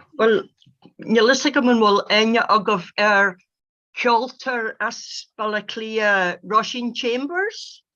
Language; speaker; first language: Irish; non-native, local second language; English